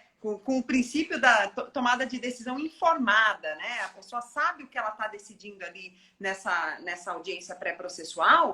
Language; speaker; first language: Portuguese; native; Portuguese